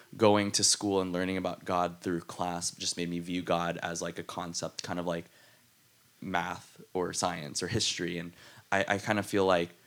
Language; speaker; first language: English; native; English